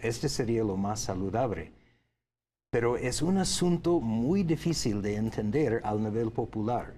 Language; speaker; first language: Spanish; non-native, fluent; English